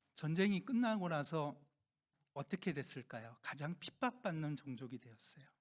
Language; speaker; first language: Korean; native; Korean